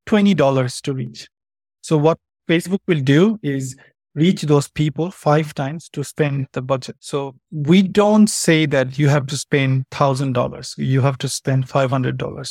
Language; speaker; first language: English; non-native, fluent; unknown